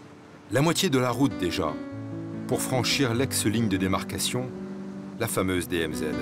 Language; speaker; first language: French; native; French